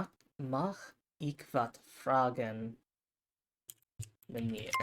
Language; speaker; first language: Dutch; non-native, learner; English